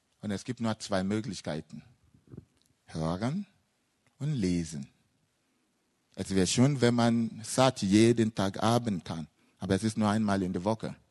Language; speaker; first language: German; non-native, fluent; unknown